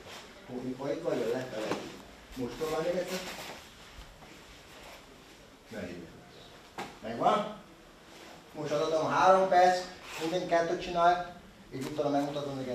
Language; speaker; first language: Hungarian; non-native, learner; Portuguese